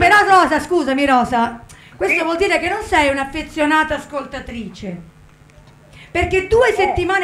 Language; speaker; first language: Italian; native; Italian